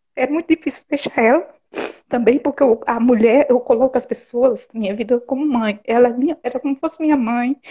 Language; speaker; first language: Portuguese; native; Portuguese